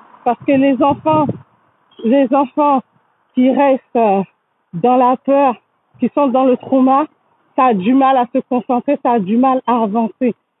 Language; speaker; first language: French; native; French